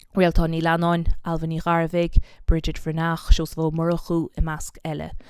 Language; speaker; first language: Irish; native; Irish